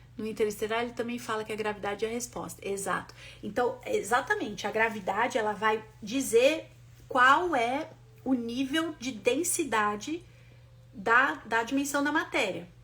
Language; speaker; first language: Portuguese; native; Portuguese